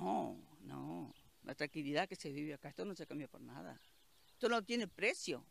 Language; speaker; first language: Spanish; native; Spanish